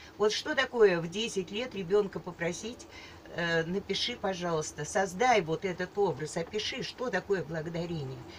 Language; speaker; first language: Russian; native; Russian